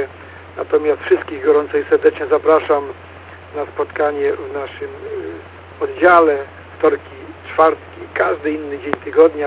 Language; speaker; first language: Polish; native; Polish